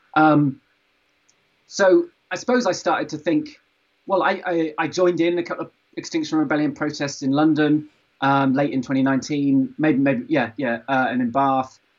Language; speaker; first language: English; native; English